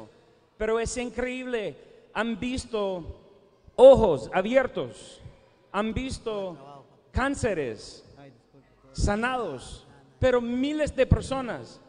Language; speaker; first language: Spanish; non-native, fluent; English